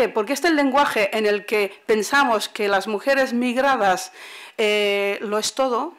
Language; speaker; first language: Spanish; native; Spanish